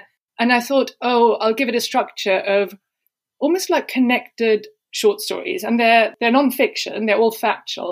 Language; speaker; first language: English; non-native, fluent; German